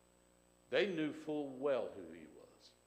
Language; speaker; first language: English; native; English